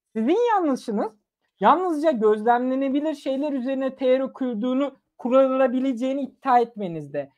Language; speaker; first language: Turkish; early bilingual, other home language; German